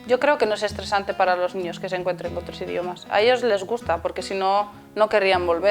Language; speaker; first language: Spanish; native; Spanish